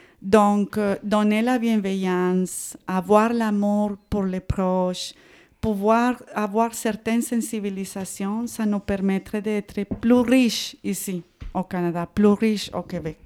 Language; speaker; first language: French; non-native, fluent; Spanish